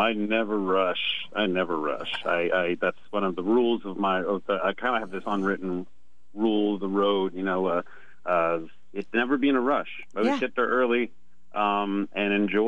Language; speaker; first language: English; native; English